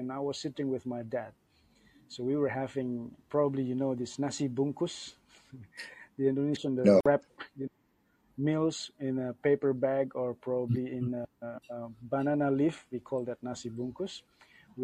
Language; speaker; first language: English; non-native, fluent; Indonesian